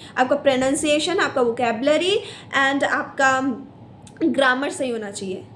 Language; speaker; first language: Hindi; native; Hindi